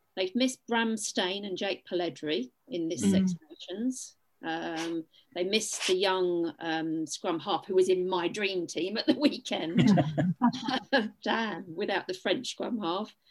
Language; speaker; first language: English; native; English